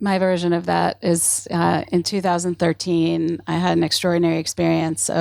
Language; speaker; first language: English; native; English